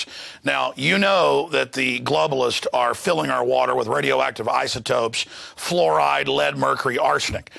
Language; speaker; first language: English; native; English